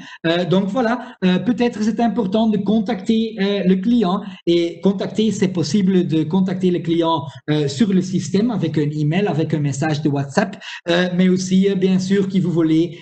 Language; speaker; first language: French; non-native, local second language; Dutch